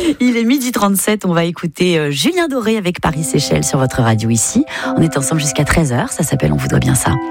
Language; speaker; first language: French; native; French